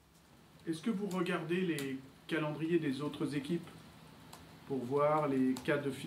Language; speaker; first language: French; native; French